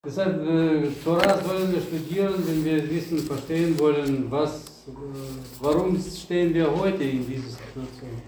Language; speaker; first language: German; non-native, fluent; Russian